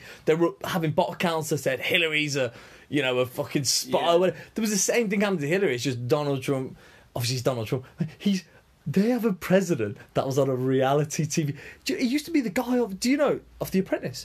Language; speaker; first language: English; native; English